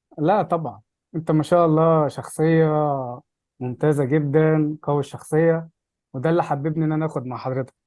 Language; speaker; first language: Egyptian Arabic; native; Egyptian Arabic